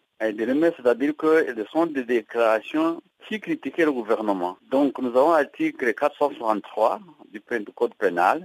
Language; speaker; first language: French; non-native, local second language; Kinyarwanda